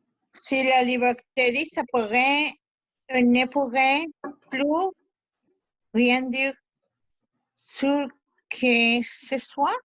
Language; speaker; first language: French; non-native, learner; Spanish